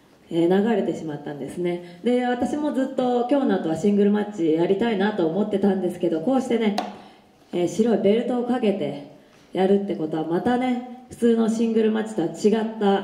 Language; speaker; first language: Japanese; native; Japanese